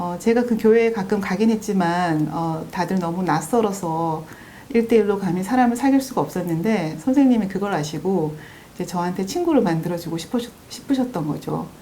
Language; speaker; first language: Korean; native; Korean